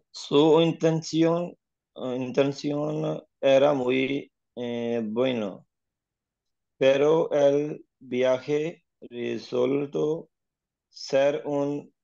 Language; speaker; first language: Spanish; non-native, learner; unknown